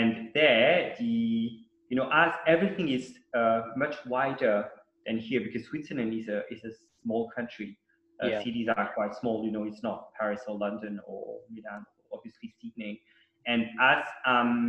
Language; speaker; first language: English; non-native, fluent; Italian